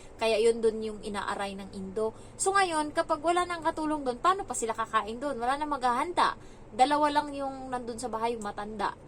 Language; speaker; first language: Filipino; native; Filipino